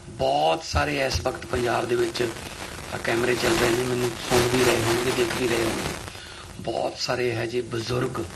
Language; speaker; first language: Punjabi; native; Punjabi